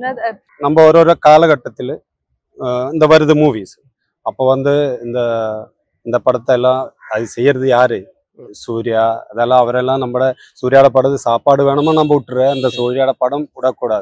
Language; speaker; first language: Tamil; non-native, learner; Malayalam